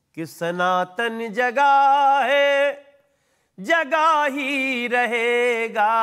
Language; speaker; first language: Hindi; native; Hindi